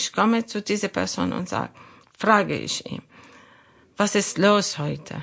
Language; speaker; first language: German; non-native, learner; Arabic